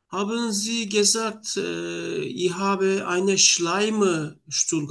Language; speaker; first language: German; non-native, learner; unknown